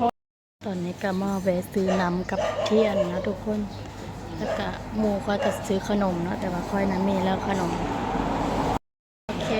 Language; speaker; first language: Thai; non-native, local second language; Lao